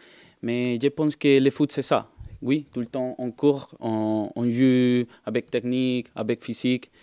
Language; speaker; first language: French; non-native, learner; Spanish